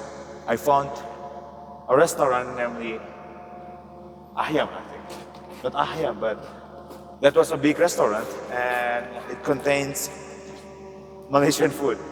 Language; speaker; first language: English; non-native, learner; Indonesian